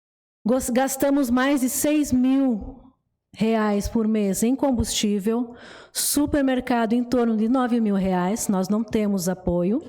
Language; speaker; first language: Portuguese; native; Portuguese